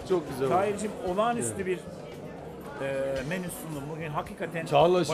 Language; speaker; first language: Turkish; native; Turkish